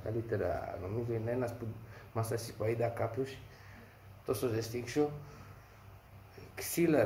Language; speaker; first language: Greek; non-native, fluent; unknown